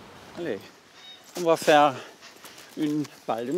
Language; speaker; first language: French; non-native, learner; German